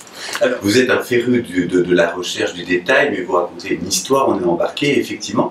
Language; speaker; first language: French; native; French